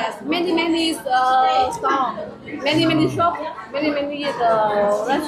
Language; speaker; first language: English; non-native, learner; Vietnamese